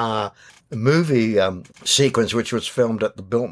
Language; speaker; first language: English; native; English